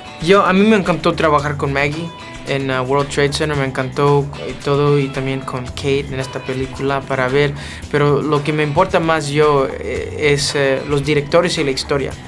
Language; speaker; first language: Spanish; early bilingual, heritage; English